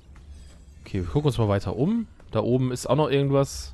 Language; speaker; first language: German; native; German